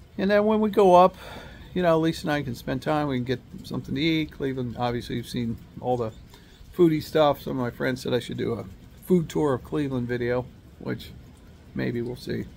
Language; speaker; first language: English; native; English